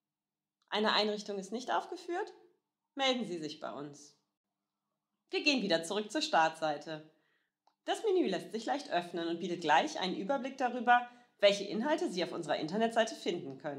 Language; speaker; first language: German; native; German